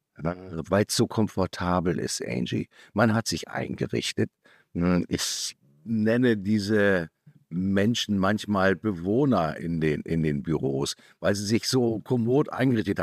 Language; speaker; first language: German; native; German